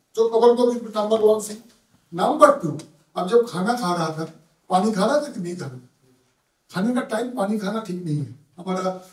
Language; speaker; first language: Hindi; non-native, local second language; Bangla